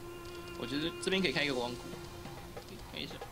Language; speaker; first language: Chinese; native; Chinese